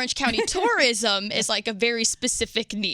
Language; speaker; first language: English; native; English